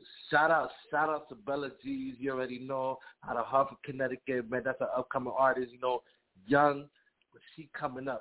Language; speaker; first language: English; early bilingual, other home language; Spanish